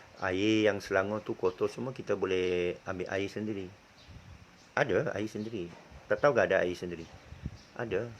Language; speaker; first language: Malay; native; Malay